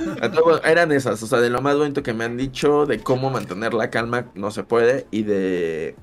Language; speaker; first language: Spanish; native; Spanish